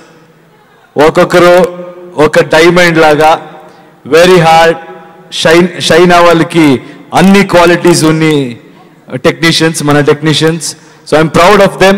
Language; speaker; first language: Telugu; non-native, learner; Kannada